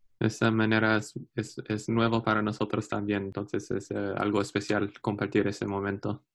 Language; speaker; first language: Spanish; non-native, learner; English